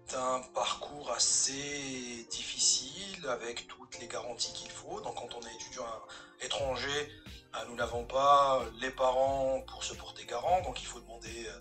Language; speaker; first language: French; non-native, local second language; Kabyle